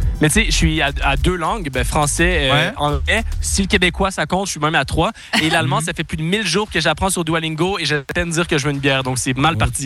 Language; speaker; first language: French; native; French